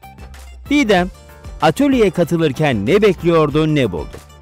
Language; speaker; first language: Turkish; native; Turkish